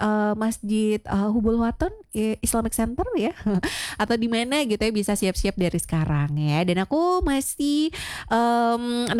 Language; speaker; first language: Indonesian; native; Indonesian